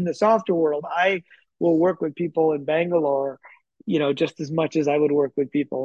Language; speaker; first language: English; native; English